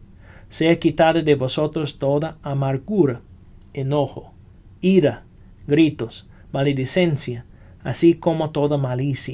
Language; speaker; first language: Spanish; non-native, fluent; English